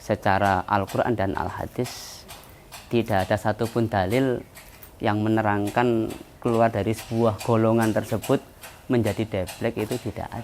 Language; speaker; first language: Indonesian; non-native, local second language; Javanese